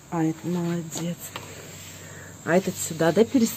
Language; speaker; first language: Russian; native; Russian